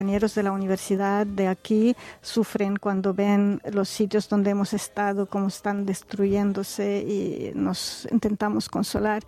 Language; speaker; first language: Spanish; non-native, fluent; Arabic